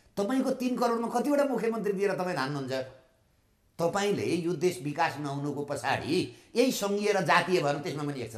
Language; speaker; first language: Nepali; native; Nepali